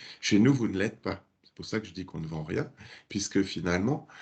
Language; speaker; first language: French; native; French